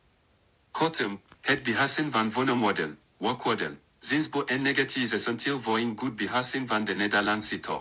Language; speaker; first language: Dutch; non-native, learner; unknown